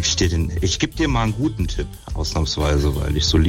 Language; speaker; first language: German; native; German